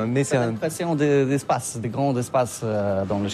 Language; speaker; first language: French; non-native, learner; Polish